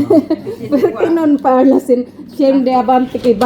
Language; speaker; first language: Italian; non-native, learner; Filipino